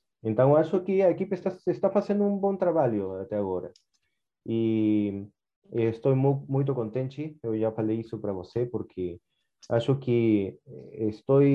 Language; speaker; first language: Portuguese; non-native, fluent; Spanish